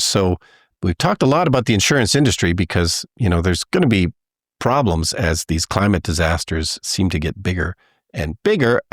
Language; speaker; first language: English; native; English